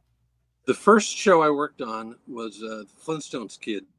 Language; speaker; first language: English; native; English